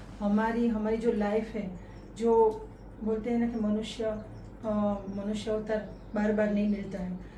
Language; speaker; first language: Hindi; non-native, local second language; Gujarati